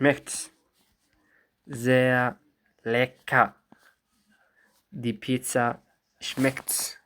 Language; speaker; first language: German; non-native, fluent; Somali